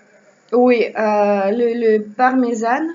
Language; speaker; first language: French; non-native, learner; Russian